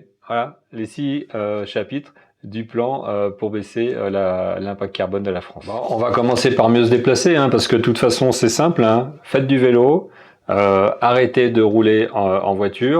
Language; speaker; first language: French; native; French